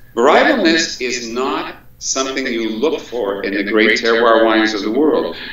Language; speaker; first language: English; native; English